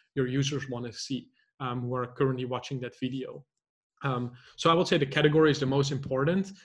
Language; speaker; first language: English; non-native, fluent; Dutch